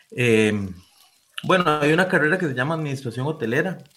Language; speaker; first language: Spanish; native; Spanish